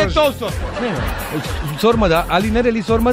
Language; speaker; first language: Turkish; non-native, learner; Italian